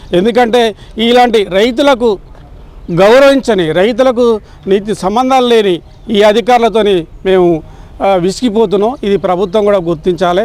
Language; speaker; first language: Telugu; native; Telugu